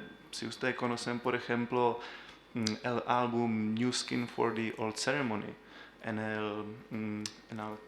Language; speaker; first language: Spanish; non-native, learner; Czech